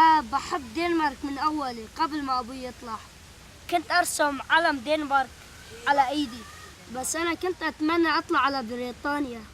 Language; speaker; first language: Arabic; native; Arabic